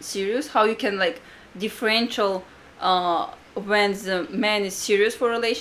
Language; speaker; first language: English; non-native, fluent; Latvian